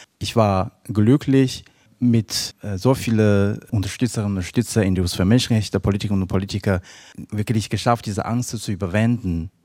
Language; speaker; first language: German; non-native, fluent; Chinese